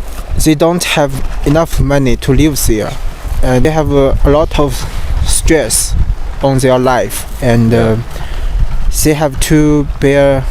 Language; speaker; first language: English; non-native, learner; Chinese